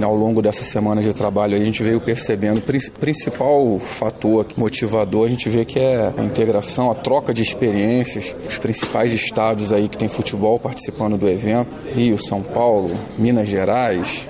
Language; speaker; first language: Portuguese; native; Portuguese